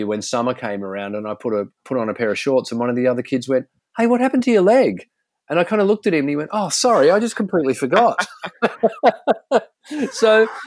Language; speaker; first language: English; native; English